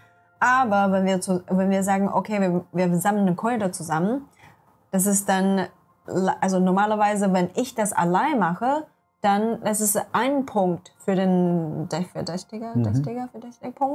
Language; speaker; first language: German; non-native, learner; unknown